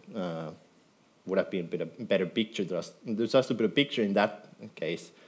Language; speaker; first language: English; non-native, fluent; Finnish